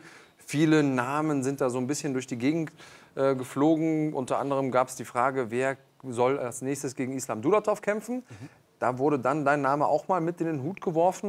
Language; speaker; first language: German; native; German